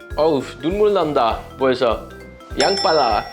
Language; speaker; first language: Korean; non-native, fluent; Dutch